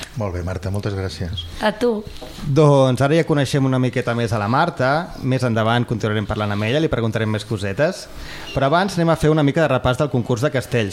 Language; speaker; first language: Catalan; native; Catalan